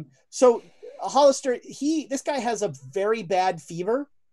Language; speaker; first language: English; native; English